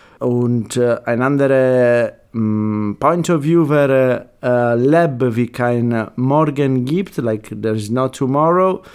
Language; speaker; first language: German; non-native, fluent; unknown